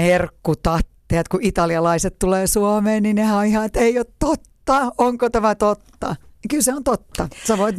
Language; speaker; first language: Finnish; native; Finnish